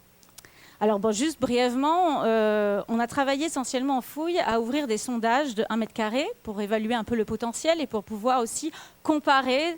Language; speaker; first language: French; native; French